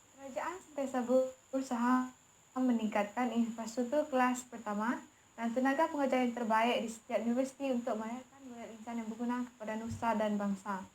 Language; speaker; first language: Malay; non-native, local second language; Iban